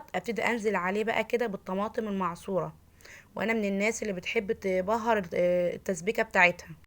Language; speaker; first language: Arabic; native; Arabic